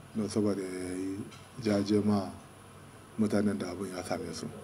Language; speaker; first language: Hausa; non-native, local second language; Kanuri